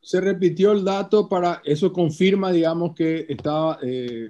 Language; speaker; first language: Spanish; native; Spanish